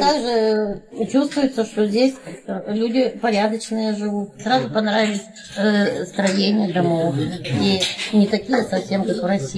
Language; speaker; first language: Russian; native; Russian